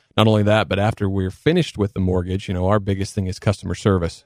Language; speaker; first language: English; native; English